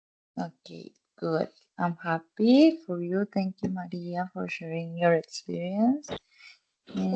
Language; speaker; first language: English; non-native, fluent; Spanish